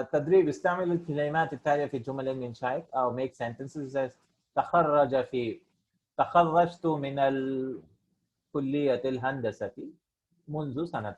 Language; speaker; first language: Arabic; non-native, fluent; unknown